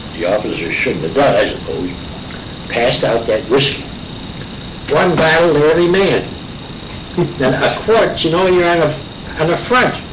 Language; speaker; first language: English; native; English